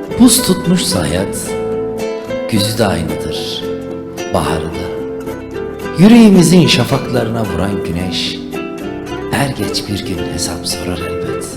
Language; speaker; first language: Turkish; native; Turkish